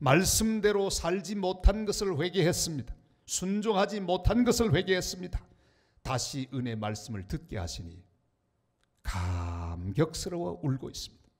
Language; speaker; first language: Korean; native; Korean